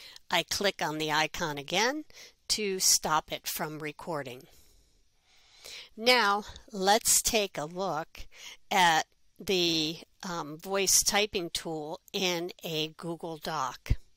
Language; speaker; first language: English; native; English